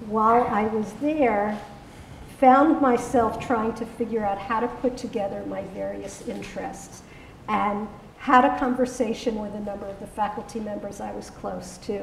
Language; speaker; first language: English; native; English